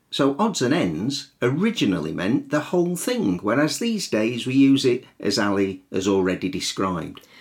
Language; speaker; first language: English; native; English